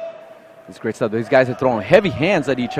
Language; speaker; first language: English; native; English